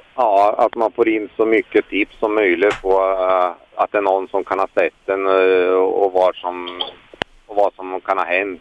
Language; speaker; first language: Swedish; native; Swedish